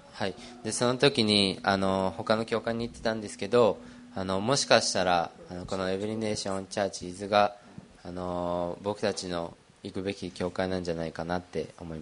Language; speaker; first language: Japanese; early bilingual, other home language; Portuguese